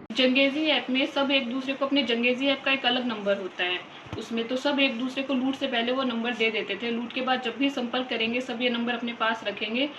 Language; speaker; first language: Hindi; non-native, local second language; Gujarati